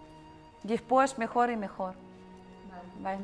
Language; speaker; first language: Spanish; non-native, learner; Russian